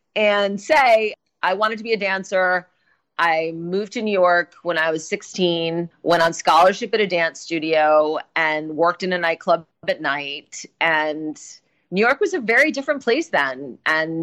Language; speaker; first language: English; native; English